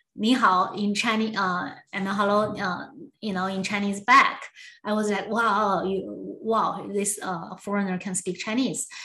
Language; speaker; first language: English; non-native, learner; Chinese